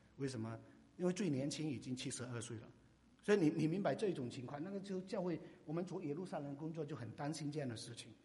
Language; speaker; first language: Chinese; non-native, local second language; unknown